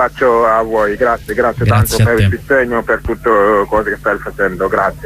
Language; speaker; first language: Italian; non-native, fluent; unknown